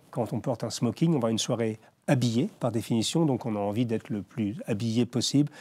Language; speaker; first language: French; native; French